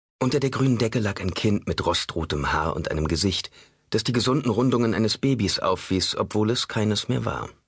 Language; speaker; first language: German; native; German